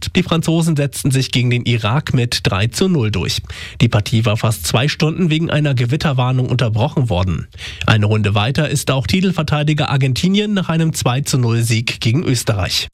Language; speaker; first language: German; native; German